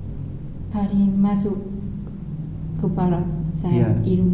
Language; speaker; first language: Indonesian; non-native, fluent; Japanese